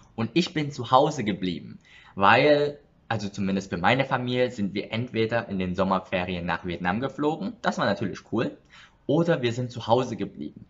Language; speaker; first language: German; early bilingual, other home language; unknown